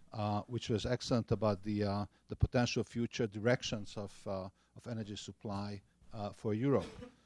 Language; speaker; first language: English; non-native, fluent; Hungarian